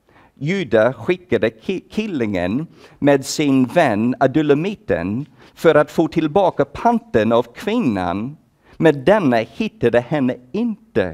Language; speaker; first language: Swedish; non-native, fluent; English